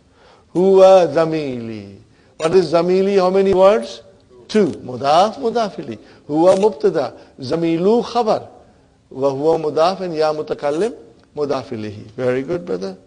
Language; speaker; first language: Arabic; non-native, fluent; English